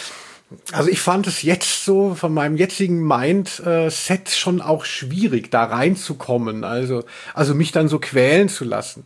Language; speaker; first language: German; native; German